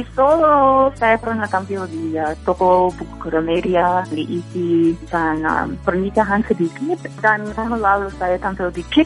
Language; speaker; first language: Indonesian; non-native, fluent; English